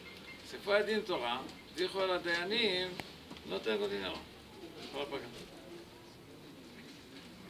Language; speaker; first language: Spanish; non-native, learner; Hebrew